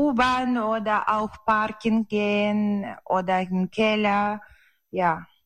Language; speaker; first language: German; non-native, learner; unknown